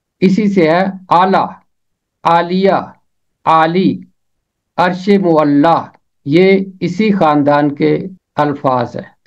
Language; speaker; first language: Urdu; native; Urdu